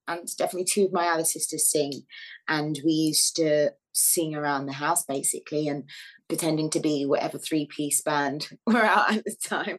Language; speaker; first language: English; native; English